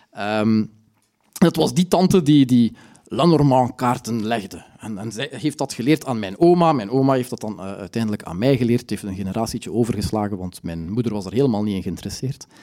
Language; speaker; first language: Dutch; native; Dutch